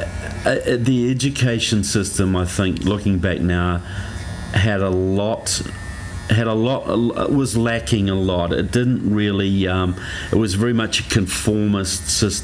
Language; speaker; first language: English; native; English